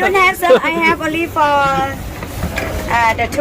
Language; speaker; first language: English; non-native, learner; Thai